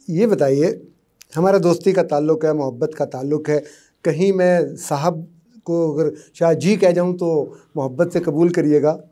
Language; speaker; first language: Urdu; non-native, local second language; Punjabi